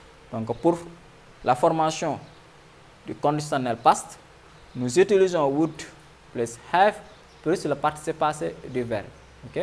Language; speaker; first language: French; non-native, local second language; Wolof